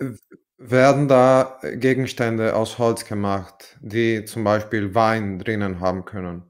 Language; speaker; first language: German; non-native, fluent; Italian